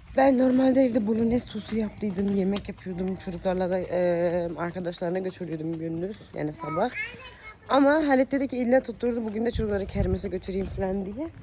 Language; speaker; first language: Turkish; early bilingual, heritage; Turkish